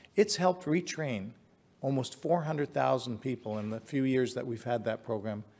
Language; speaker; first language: English; native; English